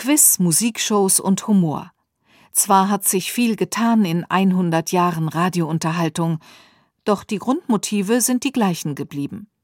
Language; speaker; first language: German; native; German